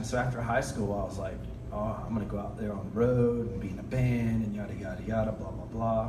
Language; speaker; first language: English; native; English